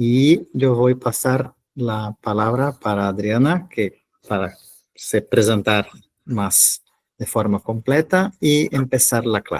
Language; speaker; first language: Spanish; non-native, fluent; Portuguese